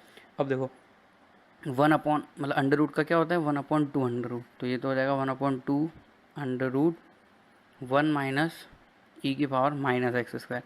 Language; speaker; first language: Hindi; native; Hindi